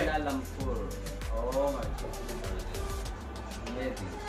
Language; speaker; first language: English; non-native, learner; Urdu